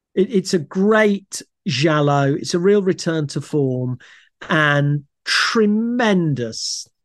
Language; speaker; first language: English; native; English